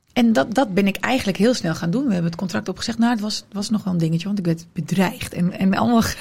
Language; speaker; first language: Dutch; early bilingual, other home language; Riffian